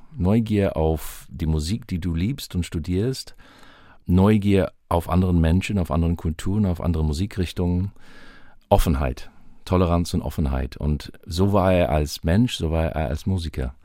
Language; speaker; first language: German; non-native, fluent; English